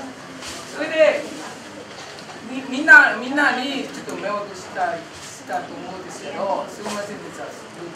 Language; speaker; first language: Japanese; non-native, learner; Burmese